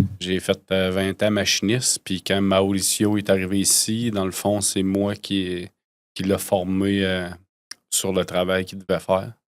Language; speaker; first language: French; native; French